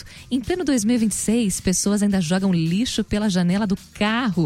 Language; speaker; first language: Portuguese; native; Portuguese